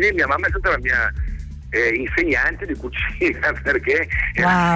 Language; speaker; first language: Italian; native; Italian